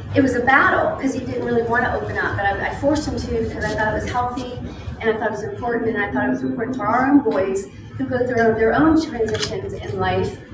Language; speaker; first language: English; native; English